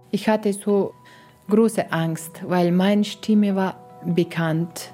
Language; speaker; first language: German; non-native, learner; Persian